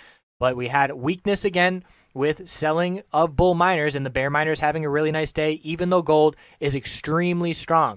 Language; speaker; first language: English; native; English